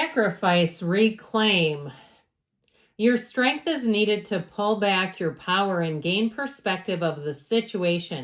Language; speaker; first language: English; native; English